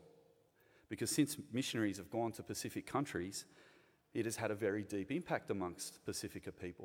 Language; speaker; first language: English; native; English